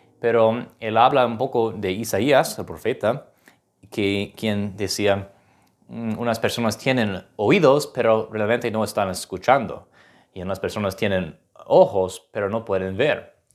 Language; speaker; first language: Spanish; non-native, learner; English